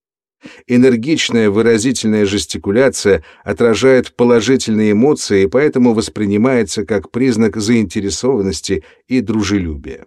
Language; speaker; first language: Russian; native; Russian